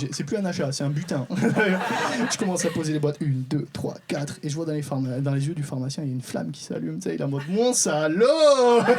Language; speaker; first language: French; non-native, local second language; Arabic